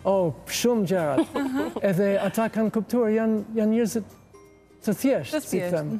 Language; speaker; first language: Albanian; non-native, learner; English